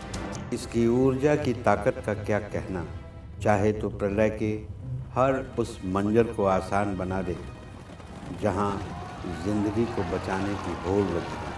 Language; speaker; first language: Hindi; native; Hindi